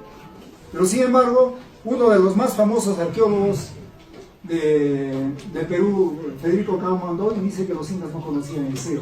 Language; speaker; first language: Spanish; native; Spanish